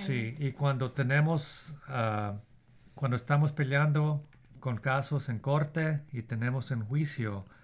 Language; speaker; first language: Spanish; early bilingual, heritage; Spanish